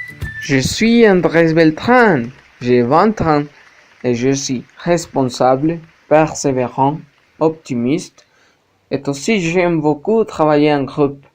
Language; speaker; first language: French; non-native, learner; Spanish